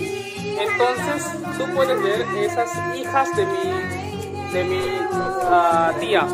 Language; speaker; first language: Spanish; non-native, learner; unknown